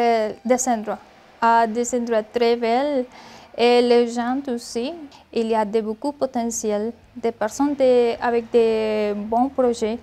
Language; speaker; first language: French; non-native, learner; Spanish